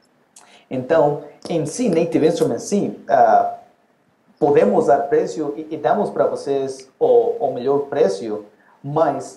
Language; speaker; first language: Portuguese; non-native, fluent; Spanish